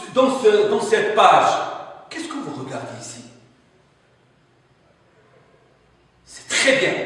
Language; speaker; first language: French; non-native, local second language; Arabic